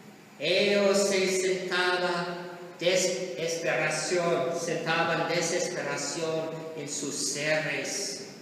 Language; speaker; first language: Spanish; non-native, learner; English